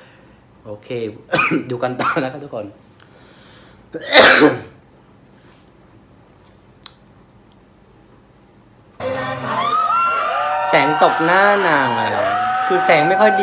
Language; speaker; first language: Thai; non-native, fluent; Vietnamese